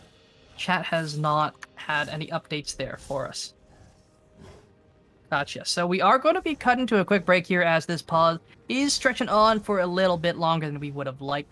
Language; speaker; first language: English; native; English